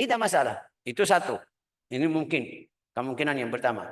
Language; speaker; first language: Indonesian; non-native, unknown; Arabic